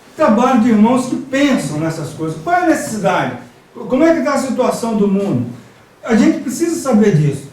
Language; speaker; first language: Portuguese; native; Portuguese